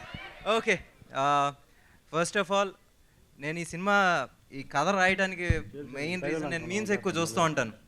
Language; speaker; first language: Telugu; native; Telugu